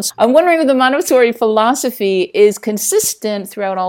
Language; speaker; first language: English; native; English